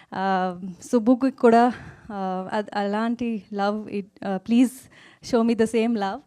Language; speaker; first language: Telugu; non-native, fluent; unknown